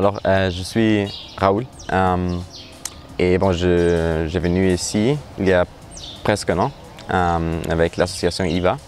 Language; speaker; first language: French; non-native, learner; German